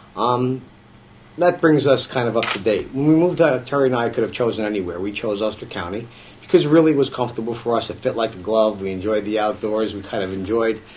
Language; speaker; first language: English; native; English